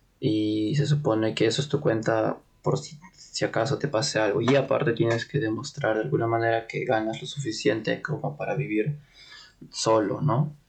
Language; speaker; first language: Spanish; native; Spanish